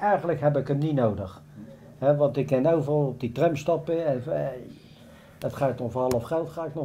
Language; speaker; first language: Dutch; native; Dutch